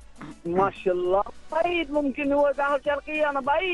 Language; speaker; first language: Arabic; non-native, learner; Bangla